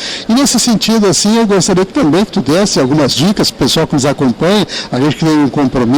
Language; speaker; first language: Portuguese; native; Portuguese